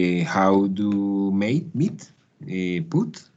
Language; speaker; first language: English; non-native, learner; Spanish